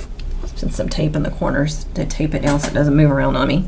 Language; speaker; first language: English; native; English